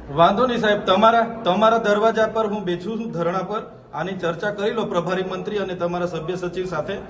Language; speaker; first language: Gujarati; non-native, local second language; Vasavi